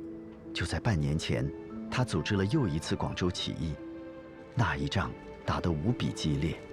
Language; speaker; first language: Chinese; native; Chinese